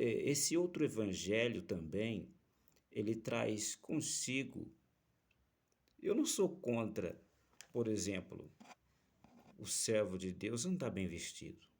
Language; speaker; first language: Portuguese; native; Portuguese